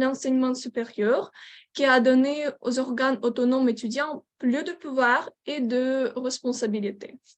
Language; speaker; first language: French; non-native, learner; Ukrainian